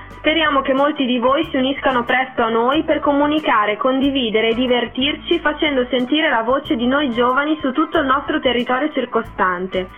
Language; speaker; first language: Italian; native; Italian